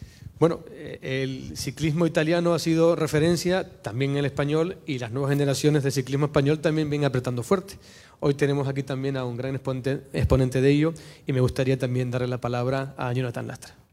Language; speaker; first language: Spanish; native; Spanish